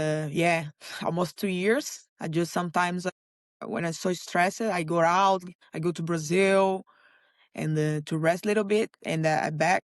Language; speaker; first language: English; non-native, learner; Portuguese